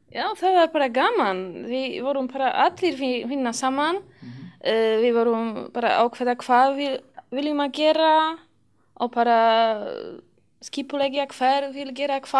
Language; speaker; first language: Icelandic; non-native, learner; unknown